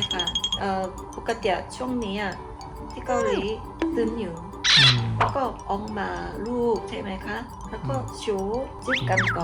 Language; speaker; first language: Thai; non-native, learner; Korean